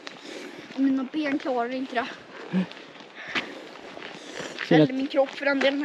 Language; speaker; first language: Swedish; native; Swedish